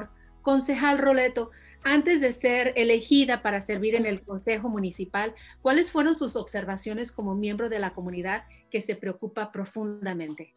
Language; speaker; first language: Spanish; native; Spanish